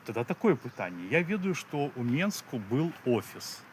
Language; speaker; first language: Russian; non-native, local second language; Belarusian